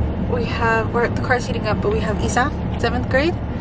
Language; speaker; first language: English; early bilingual, other home language; Spanish